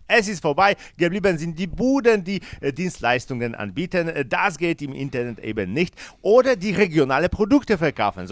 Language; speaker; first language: German; non-native, fluent; Polish